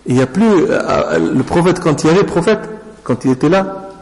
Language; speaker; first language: French; non-native, local second language; Arabic